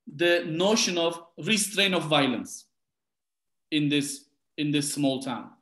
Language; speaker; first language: English; non-native, fluent; Turkish